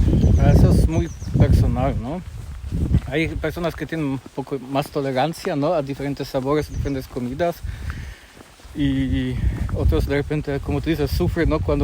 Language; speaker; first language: Spanish; non-native, fluent; Polish